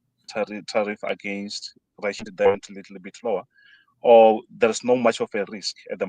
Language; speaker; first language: English; non-native, fluent; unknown